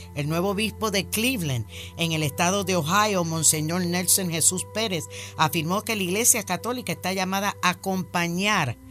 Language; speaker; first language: Spanish; early bilingual, heritage; Spanish